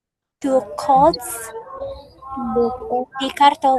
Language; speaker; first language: German; non-native, learner; Indonesian